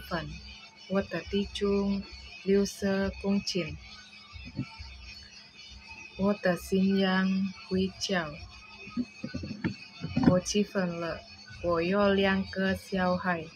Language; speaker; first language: Chinese; non-native, learner; Indonesian